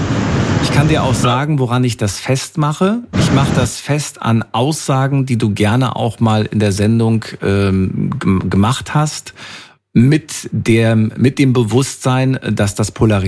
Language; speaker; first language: German; native; German